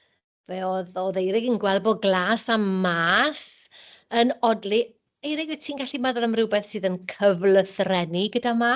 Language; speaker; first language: Welsh; native; Welsh